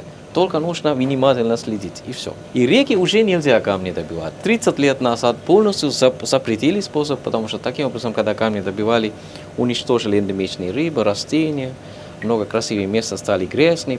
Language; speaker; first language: Russian; non-native, fluent; Sinhala